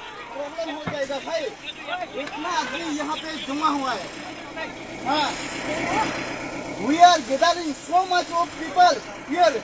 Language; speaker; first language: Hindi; non-native, local second language; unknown